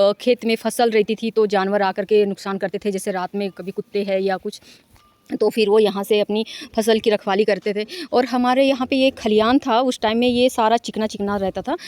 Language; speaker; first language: Hindi; non-native, local second language; Marathi